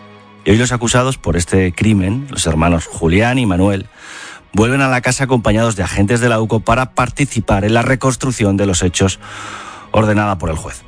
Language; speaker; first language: Spanish; native; Spanish